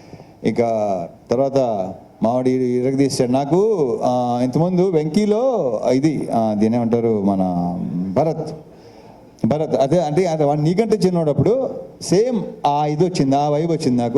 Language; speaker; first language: Telugu; native; Telugu